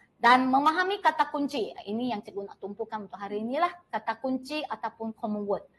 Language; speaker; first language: Malay; non-native, local second language; Chinese